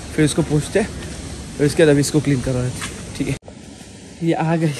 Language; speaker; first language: Hindi; non-native, local second language; Marathi